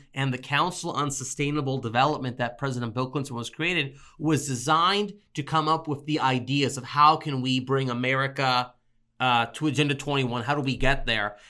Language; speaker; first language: English; native; English